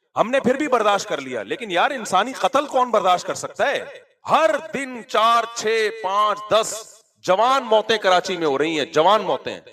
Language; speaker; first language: Urdu; native; Urdu